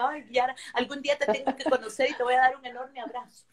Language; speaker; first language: Spanish; native; Spanish